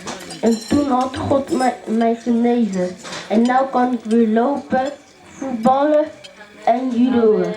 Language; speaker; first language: Dutch; early bilingual, other home language; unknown